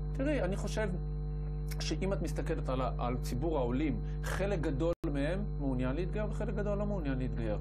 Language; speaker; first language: Hebrew; native; Hebrew